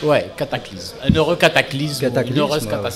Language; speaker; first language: French; non-native, local second language; Arabic